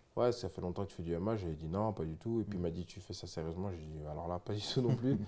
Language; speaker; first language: French; native; French